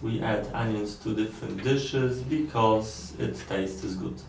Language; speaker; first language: English; non-native, learner; Polish